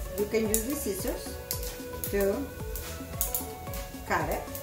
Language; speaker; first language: English; non-native, fluent; Spanish